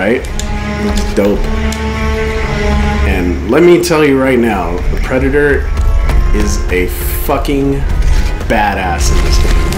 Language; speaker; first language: English; native; English